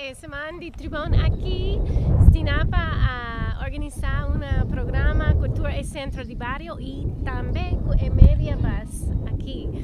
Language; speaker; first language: Portuguese; non-native, learner; Papiamento